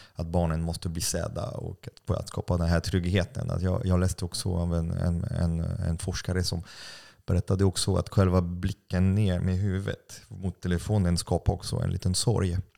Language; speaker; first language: Swedish; non-native, fluent; French